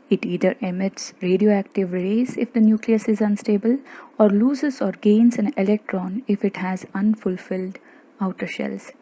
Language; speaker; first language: English; non-native, local second language; Kannada